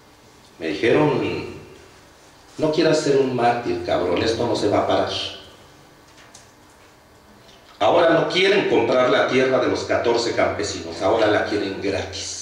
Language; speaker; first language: Spanish; native; Spanish